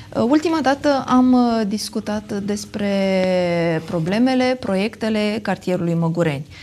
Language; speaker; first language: Romanian; native; Romanian